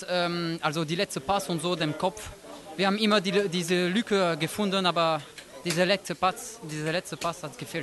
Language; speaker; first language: German; non-native, learner; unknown